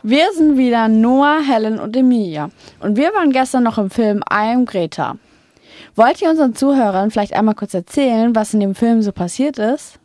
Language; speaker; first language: German; native; German